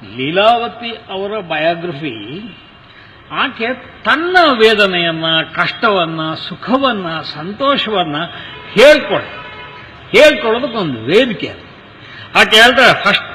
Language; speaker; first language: Kannada; native; Kannada